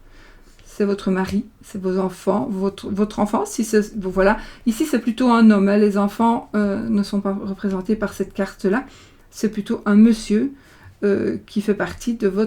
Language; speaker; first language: French; native; French